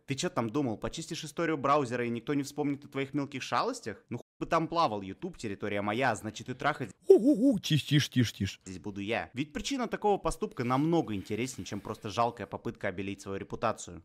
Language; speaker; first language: Russian; native; Russian